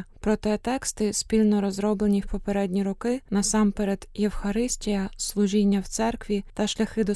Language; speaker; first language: Ukrainian; native; Ukrainian